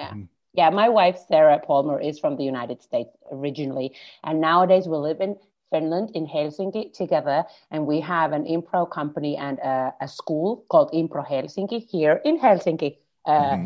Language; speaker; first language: English; non-native, fluent; Finnish